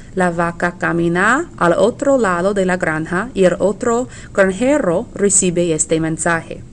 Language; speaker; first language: Spanish; non-native, fluent; English